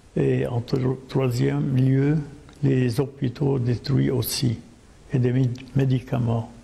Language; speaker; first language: French; non-native, local second language; Arabic